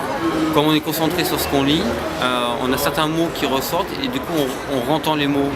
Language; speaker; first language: French; native; French